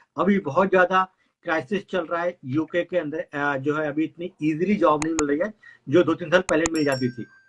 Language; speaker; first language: Hindi; native; Hindi